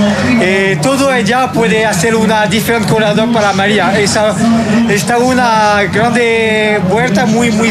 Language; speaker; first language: Portuguese; non-native, learner; Spanish